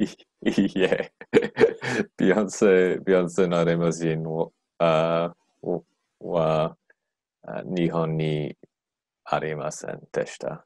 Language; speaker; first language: Japanese; non-native, learner; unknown